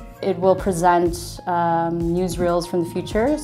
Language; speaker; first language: English; native; English